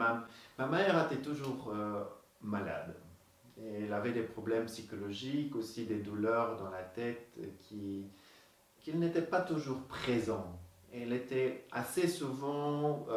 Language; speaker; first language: French; non-native, local second language; Dutch